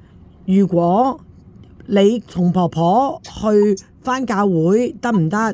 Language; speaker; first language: Cantonese; native; Cantonese